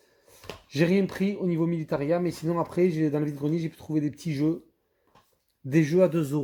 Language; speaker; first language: French; native; French